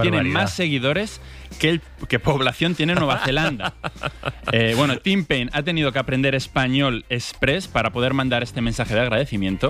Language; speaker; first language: Spanish; native; Spanish